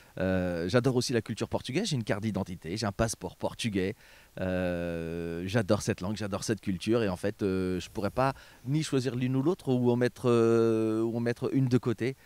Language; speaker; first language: French; early bilingual, other home language; Portuguese